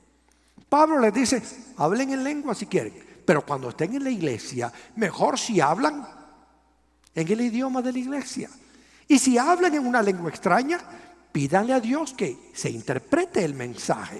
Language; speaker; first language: Spanish; native; Spanish